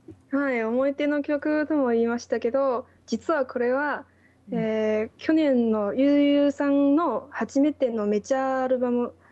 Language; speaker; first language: Japanese; non-native, fluent; Chinese